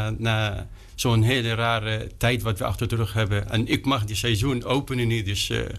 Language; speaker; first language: Dutch; non-native, fluent; Arabic